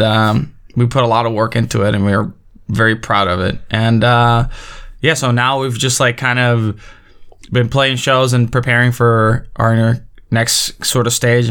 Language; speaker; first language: English; native; English